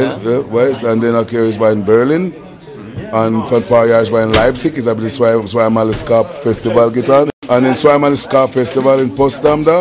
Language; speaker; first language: German; non-native, learner; English